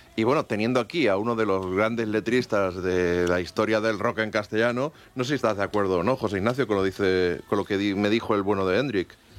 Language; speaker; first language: Spanish; native; Spanish